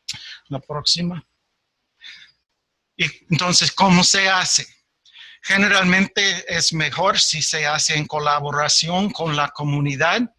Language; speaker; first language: Spanish; non-native, fluent; English